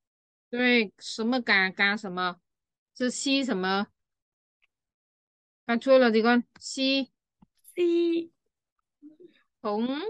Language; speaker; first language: Chinese; non-native, fluent; Vietnamese